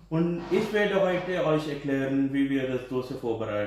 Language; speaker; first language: German; non-native, learner; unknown